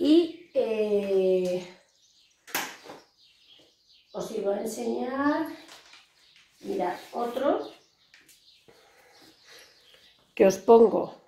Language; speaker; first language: Spanish; native; Spanish